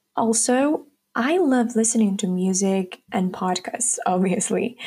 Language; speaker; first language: English; non-native, fluent; Ukrainian